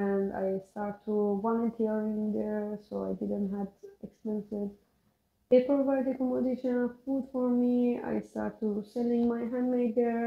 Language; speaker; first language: English; non-native, learner; Persian